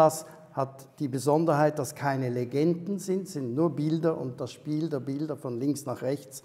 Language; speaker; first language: German; native; German